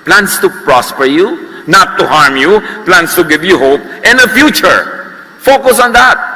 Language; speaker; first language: English; non-native, local second language; Filipino